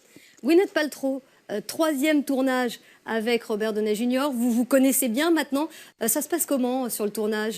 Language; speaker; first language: French; native; French